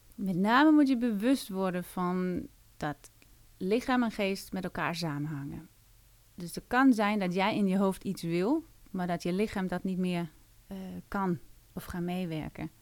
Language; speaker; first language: Dutch; non-native, fluent; Danish